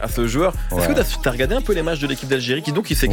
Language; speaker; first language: French; native; French